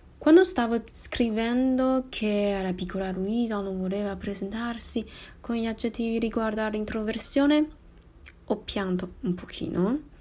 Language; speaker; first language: Italian; non-native, fluent; Chinese